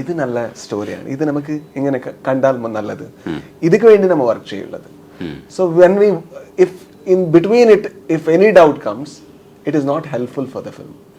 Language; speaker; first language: Malayalam; non-native, local second language; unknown